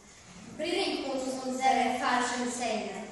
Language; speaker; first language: German; non-native, learner; Polish